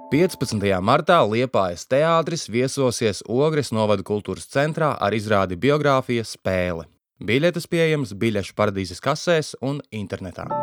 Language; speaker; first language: Latvian; native; Latvian